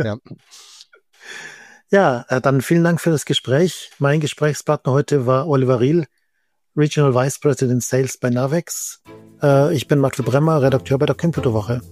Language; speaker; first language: German; native; German